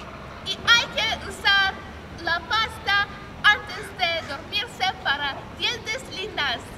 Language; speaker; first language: Spanish; non-native, learner; English